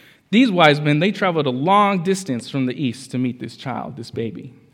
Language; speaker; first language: English; early bilingual, other home language; Spanish